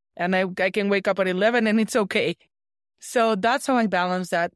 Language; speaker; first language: English; non-native, fluent; Spanish